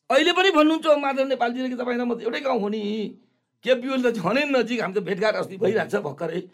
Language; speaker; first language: Nepali; non-native, local second language; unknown